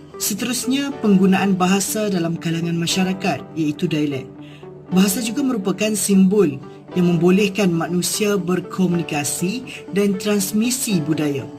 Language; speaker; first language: Malay; native; Malay